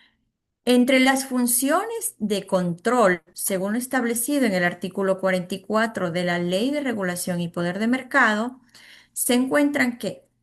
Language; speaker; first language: Spanish; native; Spanish